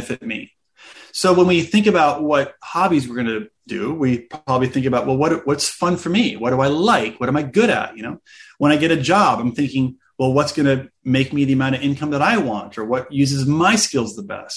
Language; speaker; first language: English; native; English